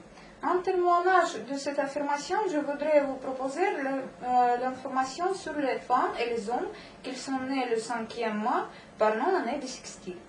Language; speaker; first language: French; non-native, learner; Russian